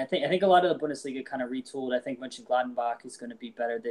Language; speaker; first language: English; native; English